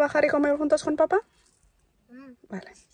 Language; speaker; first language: Spanish; non-native, learner; Indonesian